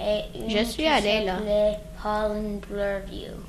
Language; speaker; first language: French; early bilingual, other home language; English